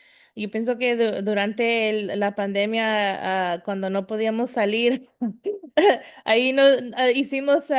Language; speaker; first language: Spanish; early bilingual, heritage; Spanish